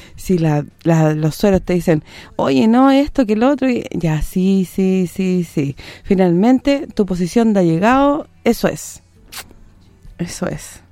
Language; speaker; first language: Spanish; native; Spanish